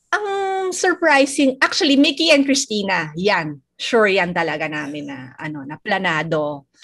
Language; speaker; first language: Filipino; native; Filipino